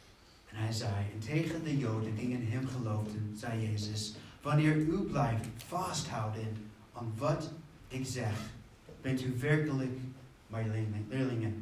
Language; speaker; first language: Dutch; non-native, fluent; English